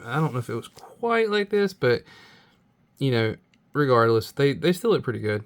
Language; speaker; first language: English; native; English